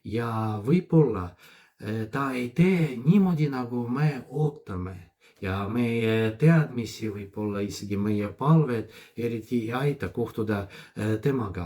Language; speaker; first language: Estonian; non-native, fluent; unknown